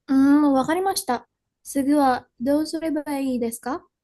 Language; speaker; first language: Japanese; non-native, learner; Indonesian